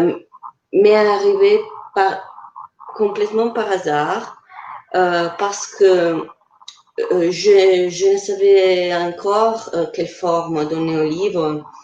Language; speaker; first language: French; non-native, fluent; Italian